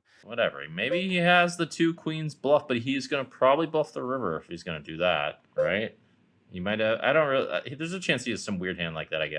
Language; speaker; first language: English; native; English